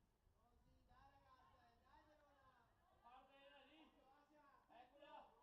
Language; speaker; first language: Italian; native; Italian